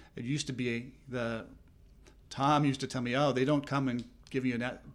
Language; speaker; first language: English; native; English